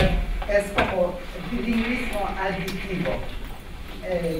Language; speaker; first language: Spanish; non-native, fluent; Armenian